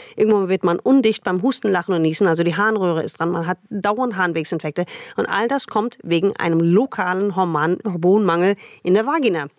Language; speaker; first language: German; non-native, fluent; English